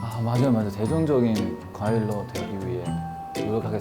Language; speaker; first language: Korean; non-native, fluent; Chinese